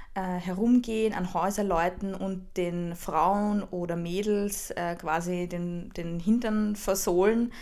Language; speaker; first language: German; early bilingual, heritage; Czech